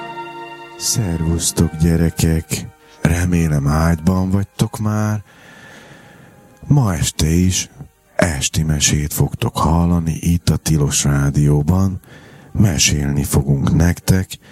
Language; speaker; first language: Hungarian; native; Hungarian